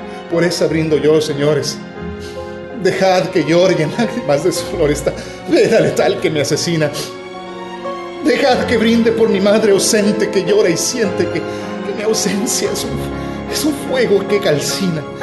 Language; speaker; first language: Spanish; native; Spanish